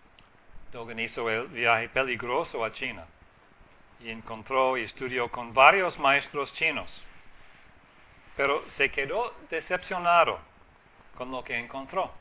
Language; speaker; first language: Spanish; non-native, fluent; English